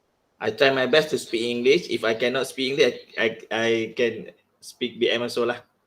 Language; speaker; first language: English; non-native, local second language; Malay